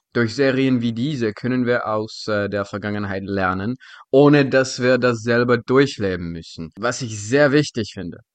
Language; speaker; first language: German; non-native, fluent; Czech